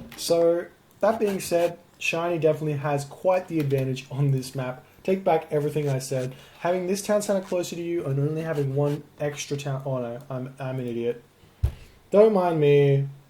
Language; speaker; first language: English; native; English